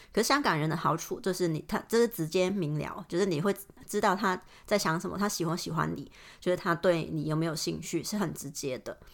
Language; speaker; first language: Chinese; non-native, local second language; Cantonese